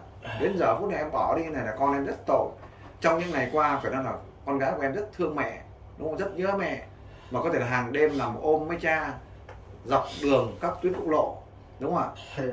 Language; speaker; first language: Vietnamese; native; Vietnamese